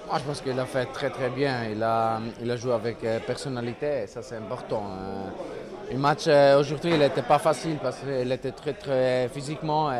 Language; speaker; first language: French; non-native, learner; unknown